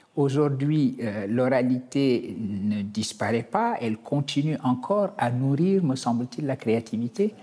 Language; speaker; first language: French; non-native, local second language; Wolof